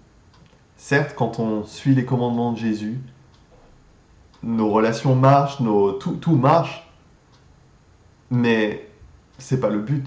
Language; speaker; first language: French; native; French